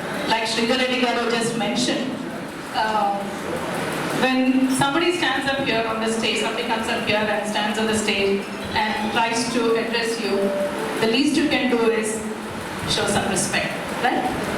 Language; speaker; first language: English; non-native, local second language; Kannada